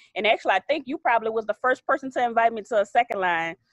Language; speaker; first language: English; native; English